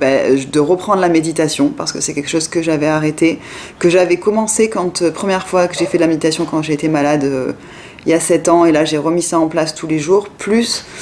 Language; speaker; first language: French; native; French